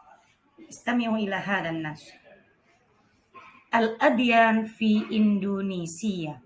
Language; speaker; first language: Arabic; non-native, fluent; Indonesian